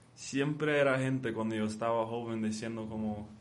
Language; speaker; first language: Spanish; early bilingual, heritage; Spanish